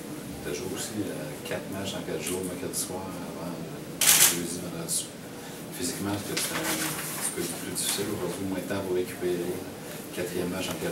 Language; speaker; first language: French; native; French